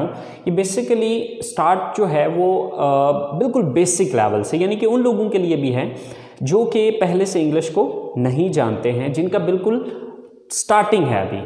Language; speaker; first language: Urdu; native; Urdu